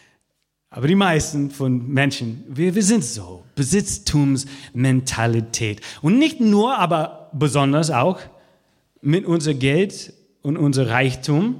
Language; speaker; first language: German; non-native, fluent; English